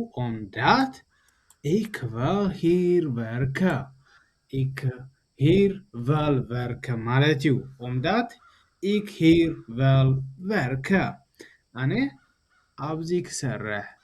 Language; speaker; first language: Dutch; non-native, learner; Tigrinya